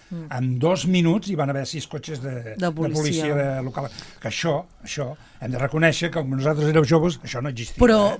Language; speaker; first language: Catalan; native; Catalan